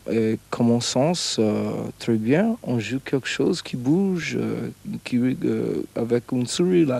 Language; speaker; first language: French; non-native, learner; English